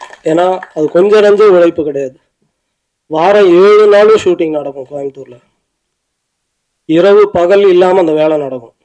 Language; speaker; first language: Tamil; native; Tamil